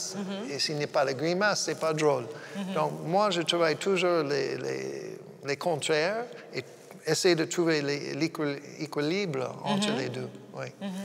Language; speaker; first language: French; non-native, fluent; English